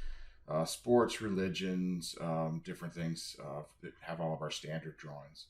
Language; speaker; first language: English; native; English